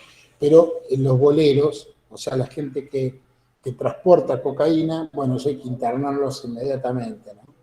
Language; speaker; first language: Spanish; native; Spanish